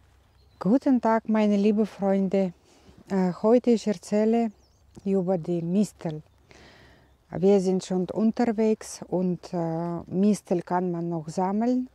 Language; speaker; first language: German; non-native, learner; Russian